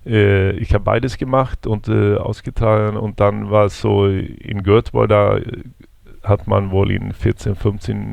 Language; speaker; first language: German; non-native, fluent; Swedish